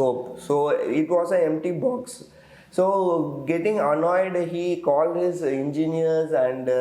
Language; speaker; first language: English; non-native, local second language; Tamil